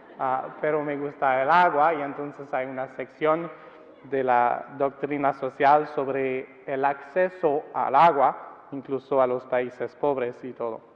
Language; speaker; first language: Spanish; non-native, fluent; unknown